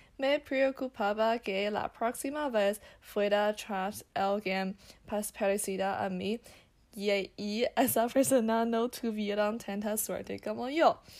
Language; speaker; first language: Spanish; non-native, learner; Chinese